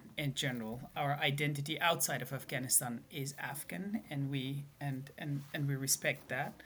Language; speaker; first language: English; non-native, fluent; Persian